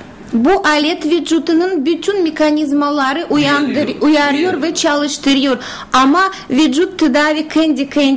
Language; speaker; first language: Turkish; non-native, learner; Russian